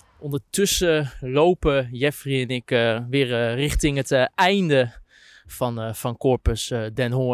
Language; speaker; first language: Dutch; native; Dutch